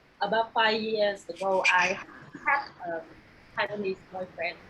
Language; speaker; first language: English; non-native, learner; Vietnamese